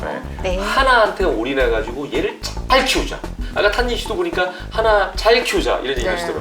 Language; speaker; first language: Korean; native; Korean